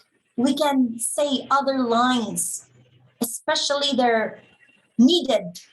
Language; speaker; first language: English; non-native, fluent; Vietnamese